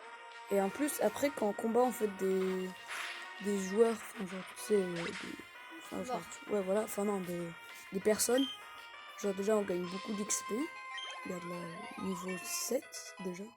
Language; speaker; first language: French; native; French